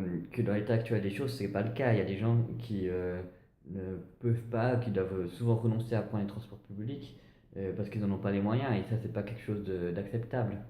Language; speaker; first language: French; native; French